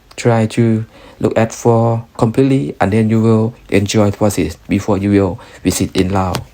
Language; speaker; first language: English; non-native, learner; Lao